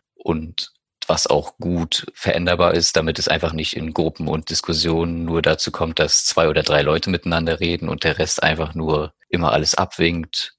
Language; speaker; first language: German; native; German